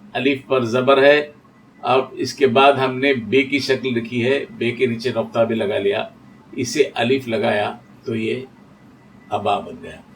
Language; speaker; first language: Urdu; native; Urdu